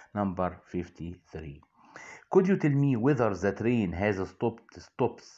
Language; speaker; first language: English; non-native, fluent; Arabic